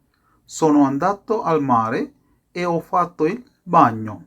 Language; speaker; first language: Italian; non-native, fluent; Sinhala